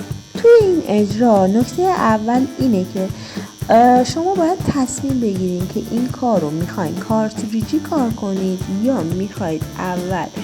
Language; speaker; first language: Persian; native; Persian